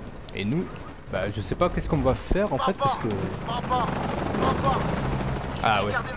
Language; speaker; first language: French; native; French